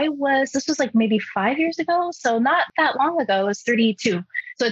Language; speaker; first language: English; early bilingual, other home language; Chinese